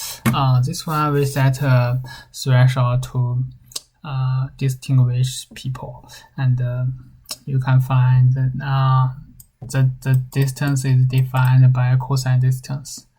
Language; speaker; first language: English; non-native, learner; Chinese